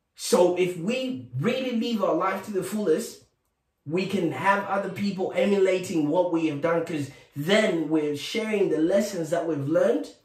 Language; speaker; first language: English; non-native, local second language; Shona